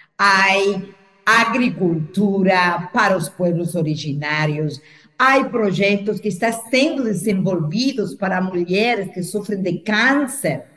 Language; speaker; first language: Portuguese; non-native, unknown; Spanish